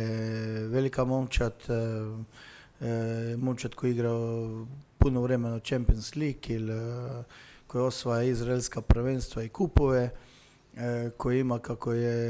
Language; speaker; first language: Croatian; non-native, fluent; Slovenian